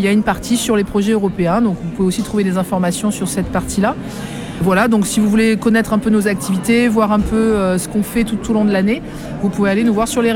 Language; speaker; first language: French; native; French